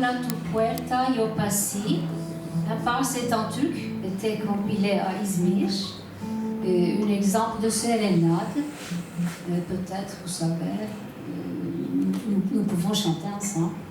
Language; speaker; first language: French; non-native, learner; Turkish